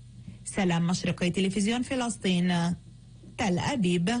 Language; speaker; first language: Arabic; native; Arabic